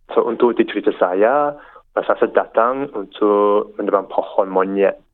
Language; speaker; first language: Indonesian; non-native, learner; English